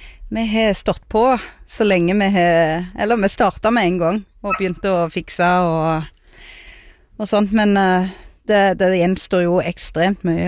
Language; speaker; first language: Norwegian; native; Norwegian